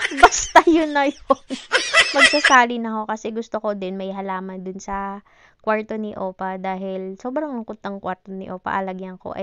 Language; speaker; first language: Filipino; non-native, local second language; Hiligaynon